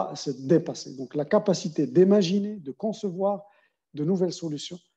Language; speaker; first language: French; non-native, local second language; Arabic